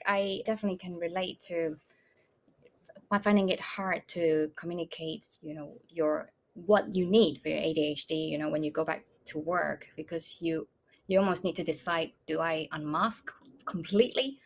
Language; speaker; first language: English; non-native, local second language; Cantonese